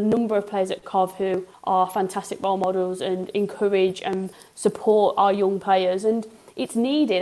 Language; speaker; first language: English; native; English